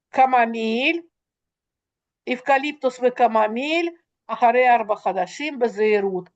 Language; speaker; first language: Hebrew; non-native, fluent; Russian